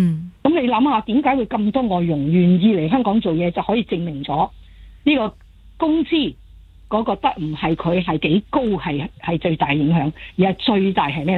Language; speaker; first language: Cantonese; native; Cantonese